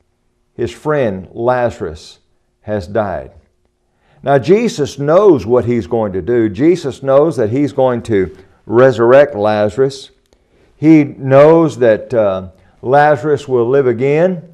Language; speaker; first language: English; native; English